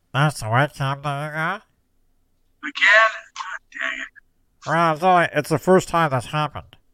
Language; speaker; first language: English; native; English